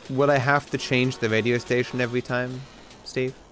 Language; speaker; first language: English; native; English